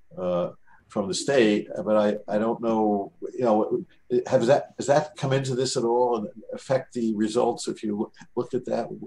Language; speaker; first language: English; native; English